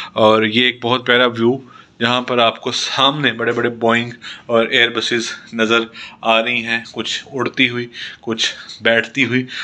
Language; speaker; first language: Urdu; non-native, local second language; Punjabi